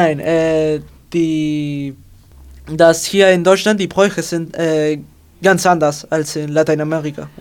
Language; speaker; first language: German; non-native, learner; Spanish